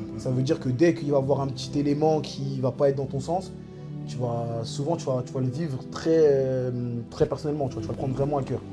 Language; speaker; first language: French; early bilingual, other home language; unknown